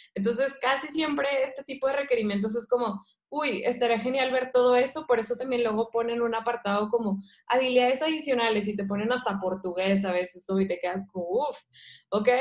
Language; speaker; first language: Spanish; native; Spanish